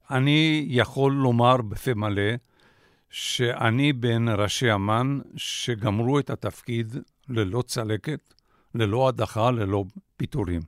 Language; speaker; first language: Hebrew; non-native, fluent; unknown